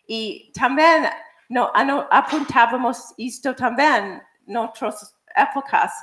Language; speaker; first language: Galician; non-native, fluent; English